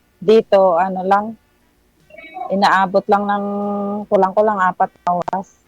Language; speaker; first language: Filipino; non-native, local second language; Cebuano